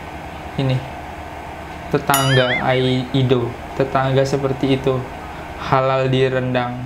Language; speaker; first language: Indonesian; native; Indonesian